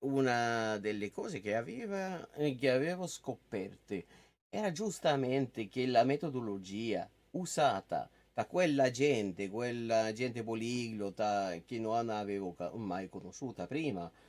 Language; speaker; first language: Italian; non-native, fluent; English